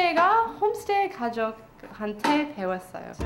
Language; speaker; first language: Korean; non-native, learner; English